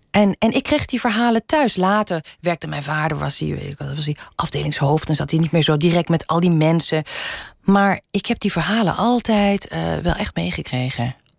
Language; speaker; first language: Dutch; non-native, local second language; Limburgish